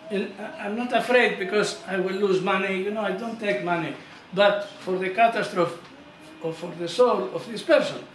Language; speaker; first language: English; non-native, fluent; Greek